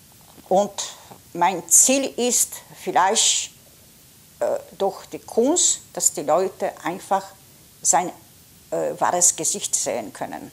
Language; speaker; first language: German; non-native, fluent; Polish